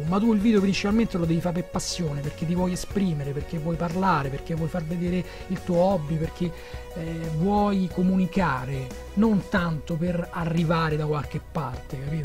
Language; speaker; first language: Italian; native; Italian